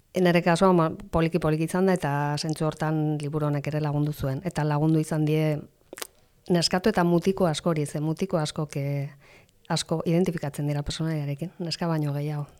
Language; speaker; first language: Basque; non-native, local second language; Spanish